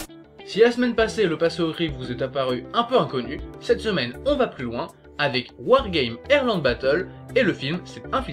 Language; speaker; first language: French; native; French